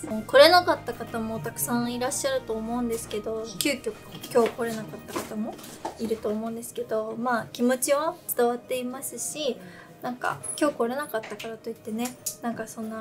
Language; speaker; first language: Japanese; native; Japanese